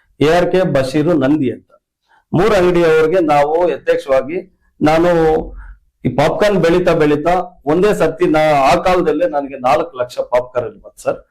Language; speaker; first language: Kannada; native; Kannada